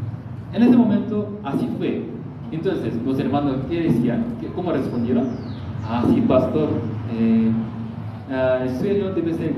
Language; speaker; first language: Spanish; non-native, learner; Korean